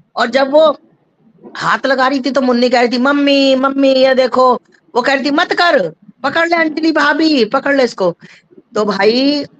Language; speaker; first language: Hindi; native; Hindi